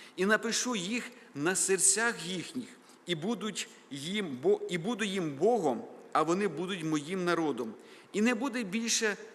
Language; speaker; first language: Ukrainian; native; Ukrainian